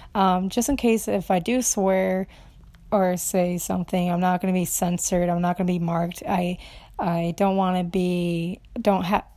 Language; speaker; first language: English; non-native, fluent; Romanian